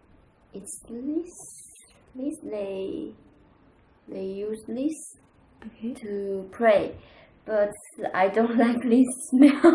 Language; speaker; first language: English; non-native, learner; Chinese